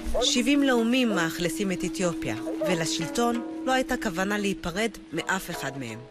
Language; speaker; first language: Hebrew; native; Hebrew